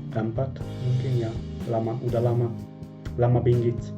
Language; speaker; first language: Indonesian; non-native, fluent; Hungarian